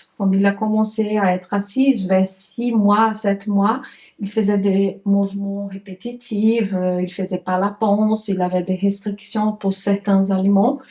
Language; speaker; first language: French; non-native, fluent; Portuguese